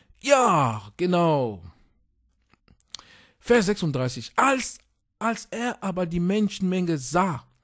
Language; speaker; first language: German; non-native, fluent; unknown